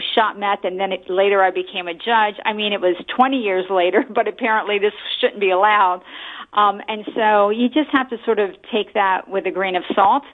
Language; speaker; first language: English; native; English